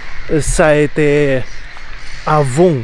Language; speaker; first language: French; non-native, learner; Russian